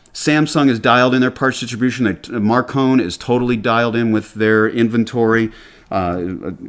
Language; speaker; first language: English; native; English